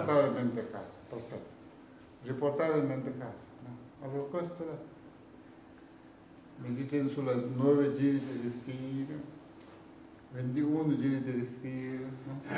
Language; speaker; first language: Italian; non-native, learner; Tibetan